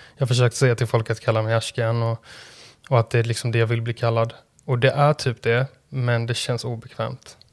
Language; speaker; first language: Swedish; native; Swedish